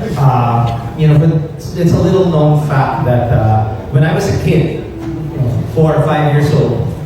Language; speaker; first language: English; native; English